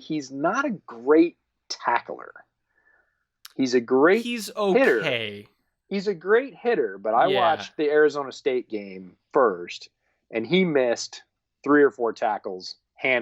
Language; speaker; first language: English; native; English